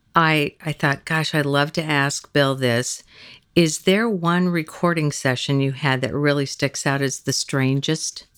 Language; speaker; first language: English; native; English